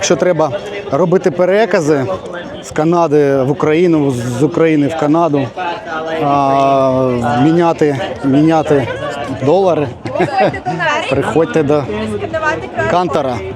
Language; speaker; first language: Ukrainian; native; Ukrainian